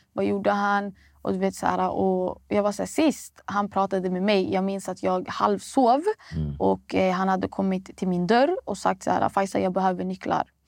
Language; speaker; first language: Swedish; early bilingual, other home language; Somali